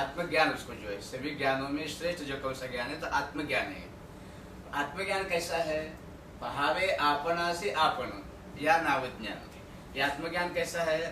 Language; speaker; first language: Hindi; non-native, local second language; Marathi